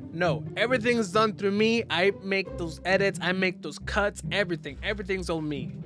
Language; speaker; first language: English; native; English